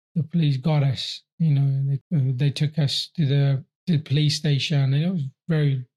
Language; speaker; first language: English; early bilingual, other home language; Persian